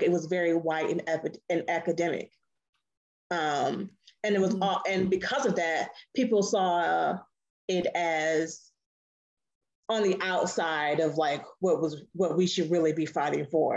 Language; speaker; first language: English; native; English